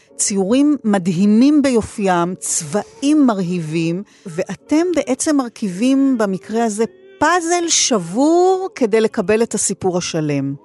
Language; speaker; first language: Hebrew; native; Hebrew